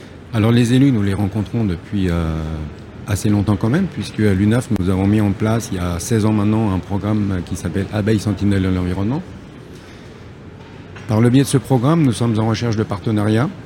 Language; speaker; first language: French; native; French